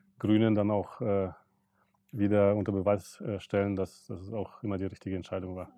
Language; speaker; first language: German; early bilingual, other home language; Russian